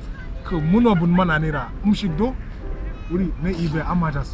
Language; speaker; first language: Korean; non-native, learner; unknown